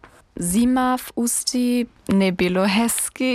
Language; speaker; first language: Czech; non-native, learner; German